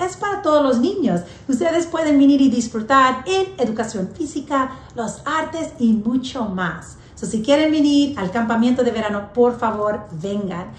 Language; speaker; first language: Spanish; early bilingual, heritage; English